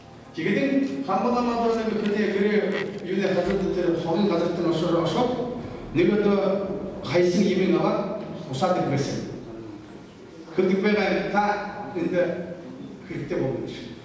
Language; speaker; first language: Mongolian; non-native, learner; Buriat